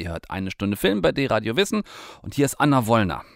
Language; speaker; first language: German; native; German